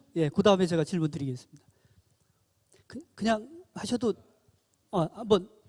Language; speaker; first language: Korean; native; Korean